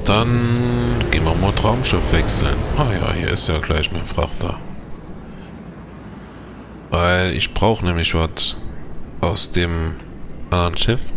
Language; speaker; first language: German; native; German